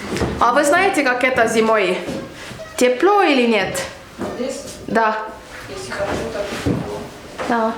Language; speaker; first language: Russian; non-native, local second language; Estonian